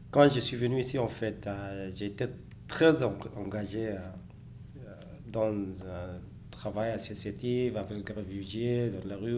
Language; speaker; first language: French; non-native, fluent; Arabic